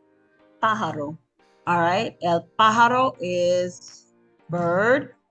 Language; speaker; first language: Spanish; non-native, fluent; English